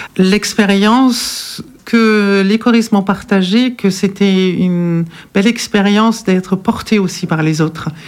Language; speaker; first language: French; non-native, fluent; German